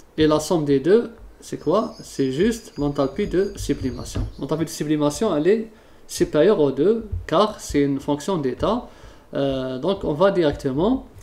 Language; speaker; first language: French; non-native, local second language; Arabic